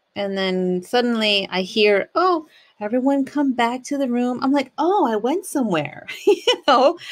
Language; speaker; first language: English; native; English